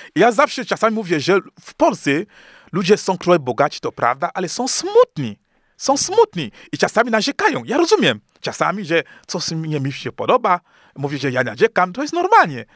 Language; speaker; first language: Polish; non-native, fluent; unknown